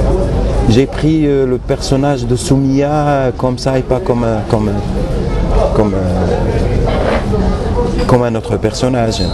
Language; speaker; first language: French; non-native, local second language; Arabic